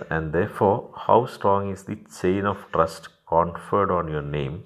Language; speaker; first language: English; non-native, local second language; Malayalam